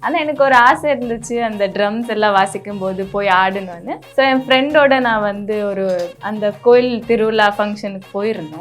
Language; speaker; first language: Tamil; native; Tamil